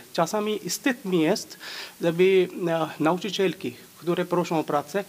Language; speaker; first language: Polish; non-native, learner; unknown